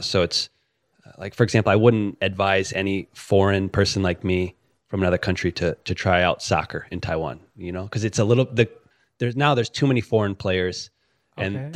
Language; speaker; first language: English; native; English